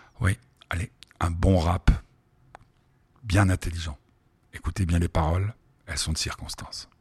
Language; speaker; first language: French; native; French